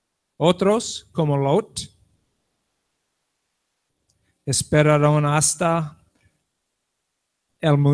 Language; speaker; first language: Spanish; non-native, learner; English